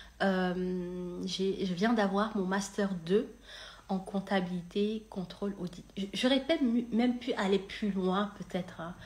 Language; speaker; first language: French; non-native, local second language; Wolof